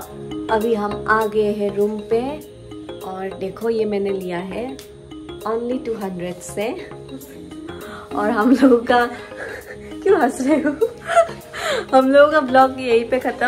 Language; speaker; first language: Hindi; non-native, local second language; Assamese